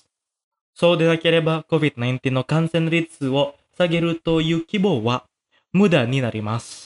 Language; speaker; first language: Japanese; non-native, fluent; Indonesian